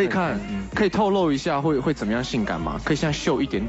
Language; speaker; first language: Chinese; native; Chinese